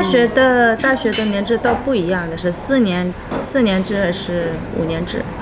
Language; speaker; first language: Chinese; non-native, fluent; Korean